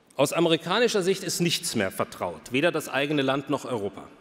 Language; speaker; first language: German; native; German